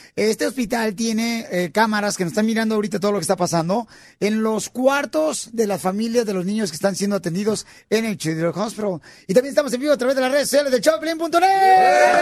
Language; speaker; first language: Spanish; native; Spanish